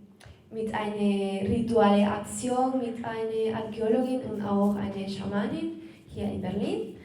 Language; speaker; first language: German; non-native, learner; Spanish